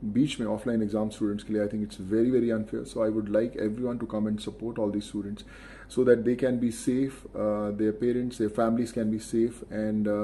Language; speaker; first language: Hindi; non-native, local second language; Punjabi